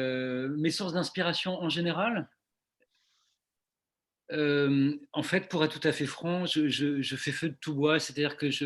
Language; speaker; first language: French; native; French